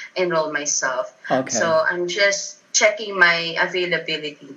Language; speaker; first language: English; non-native, local second language; Filipino